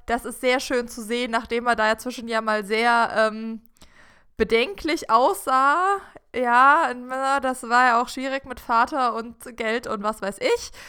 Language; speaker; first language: German; native; German